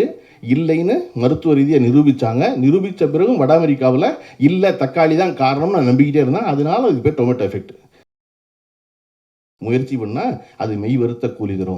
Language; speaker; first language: Tamil; native; Tamil